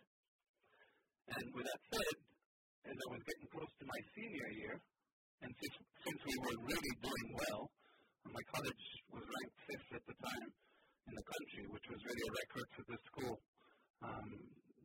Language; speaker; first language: English; non-native, fluent; Hebrew